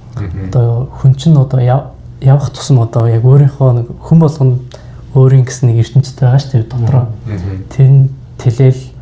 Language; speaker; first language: Mongolian; non-native, local second language; Kazakh